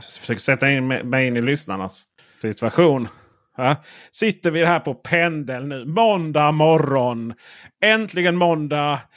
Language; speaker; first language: Swedish; native; Swedish